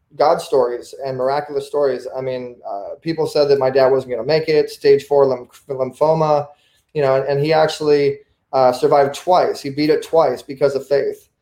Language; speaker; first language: English; native; English